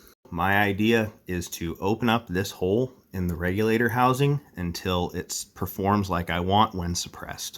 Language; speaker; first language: English; native; English